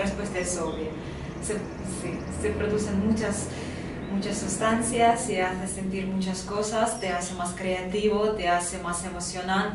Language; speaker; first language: Spanish; non-native, fluent; Russian